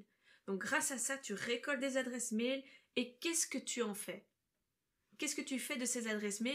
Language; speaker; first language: French; native; French